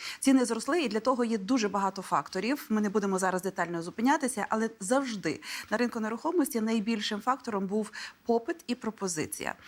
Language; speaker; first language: Ukrainian; native; Ukrainian